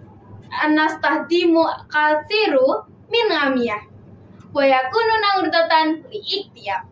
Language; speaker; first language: Arabic; non-native, learner; Indonesian